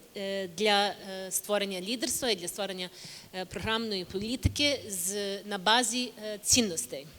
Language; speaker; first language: Ukrainian; early bilingual, heritage; English